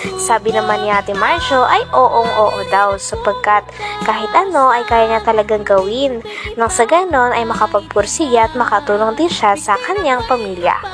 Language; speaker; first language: Filipino; native; Filipino